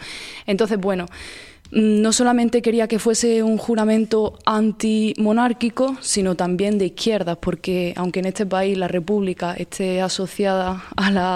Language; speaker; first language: Spanish; native; Spanish